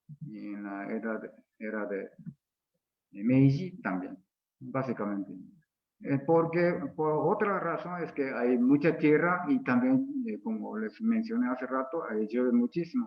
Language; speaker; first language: Spanish; non-native, fluent; Japanese